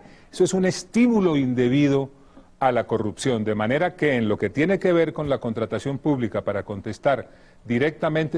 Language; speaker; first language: Spanish; native; Spanish